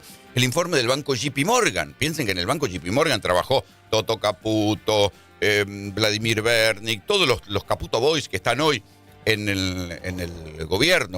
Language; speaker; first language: Spanish; native; Spanish